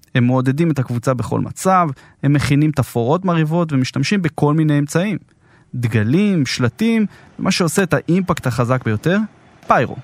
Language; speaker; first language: Hebrew; native; Hebrew